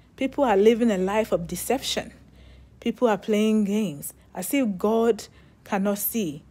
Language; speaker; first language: English; non-native, local second language; Akan